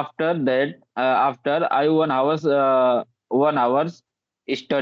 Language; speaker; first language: English; non-native, learner; Hindi